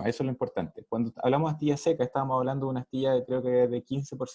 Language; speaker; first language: Spanish; native; Spanish